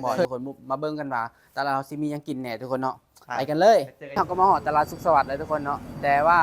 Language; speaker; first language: Thai; non-native, local second language; Northeastern Thai